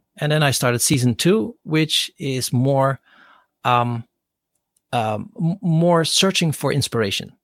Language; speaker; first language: English; non-native, fluent; Dutch